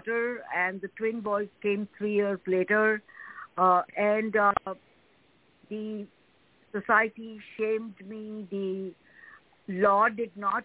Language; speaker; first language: English; non-native, local second language; Hindi